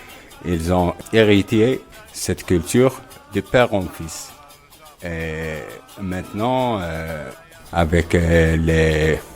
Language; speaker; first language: French; non-native, local second language; Arabic